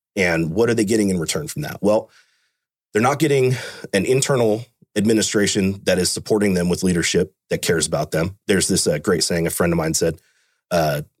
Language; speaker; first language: English; native; English